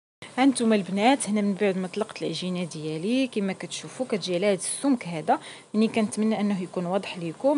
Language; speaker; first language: Arabic; native; Arabic